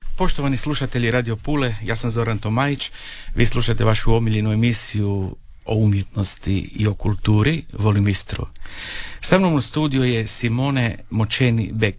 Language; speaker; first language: Serbian; native; Serbian